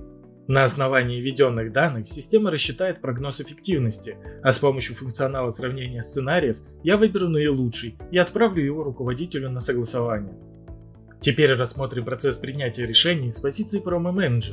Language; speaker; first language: Russian; native; Russian